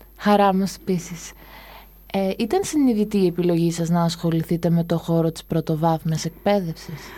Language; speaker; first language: Greek; native; Greek